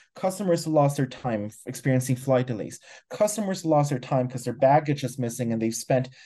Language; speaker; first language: English; non-native, local second language; Filipino